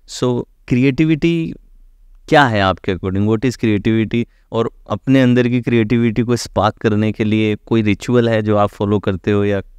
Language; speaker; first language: Hindi; native; Hindi